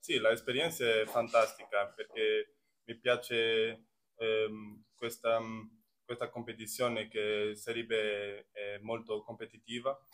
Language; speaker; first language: Italian; non-native, learner; Portuguese